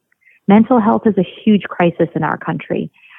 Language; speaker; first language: English; early bilingual, other home language; Russian